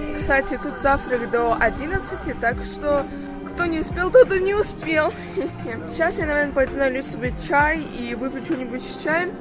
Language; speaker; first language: Russian; non-native, local second language; Azerbaijani